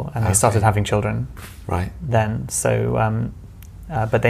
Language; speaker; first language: English; native; English